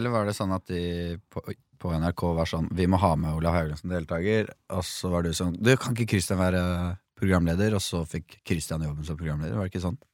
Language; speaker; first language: Norwegian; native; Norwegian